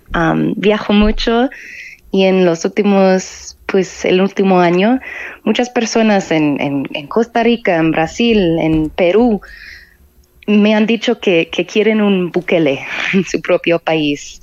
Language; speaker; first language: Spanish; non-native, fluent; English